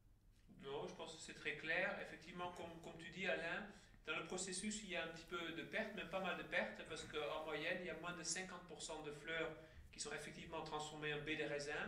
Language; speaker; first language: French; native; French